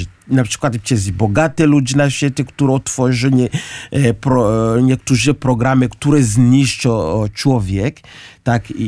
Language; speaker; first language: Polish; non-native, learner; Kinyarwanda